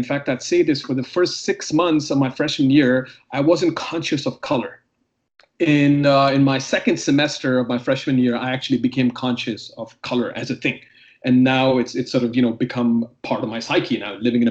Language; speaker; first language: English; non-native, local second language; Hindi